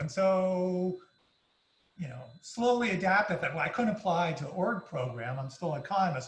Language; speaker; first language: English; native; English